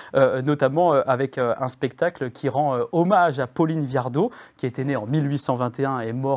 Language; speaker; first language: French; native; French